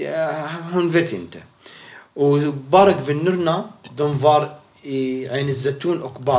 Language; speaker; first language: Swedish; non-native, learner; Arabic